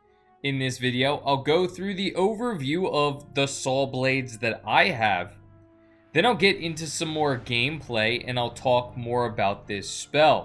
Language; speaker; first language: English; native; English